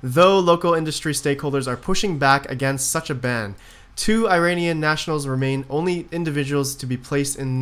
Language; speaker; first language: English; native; English